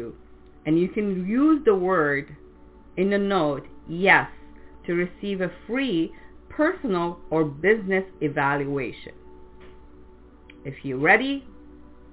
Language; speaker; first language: English; non-native, fluent; French